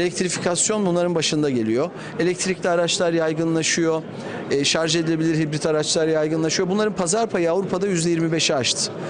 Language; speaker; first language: Turkish; native; Turkish